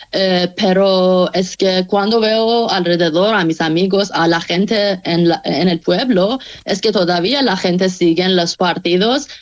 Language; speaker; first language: Spanish; non-native, fluent; Persian